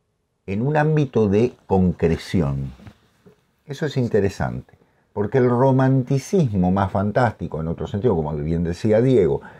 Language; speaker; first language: Spanish; native; Spanish